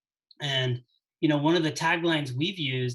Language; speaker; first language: English; native; English